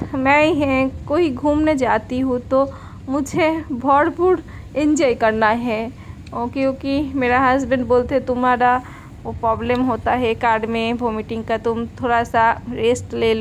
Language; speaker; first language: Hindi; non-native, local second language; Bangla